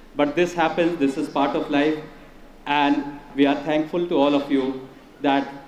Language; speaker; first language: English; non-native, local second language; Urdu